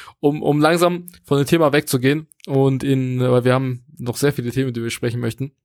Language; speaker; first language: German; native; German